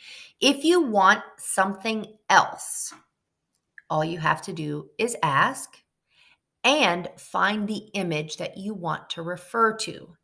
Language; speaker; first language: English; native; English